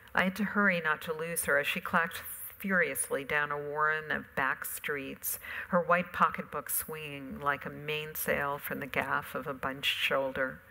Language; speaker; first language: English; native; English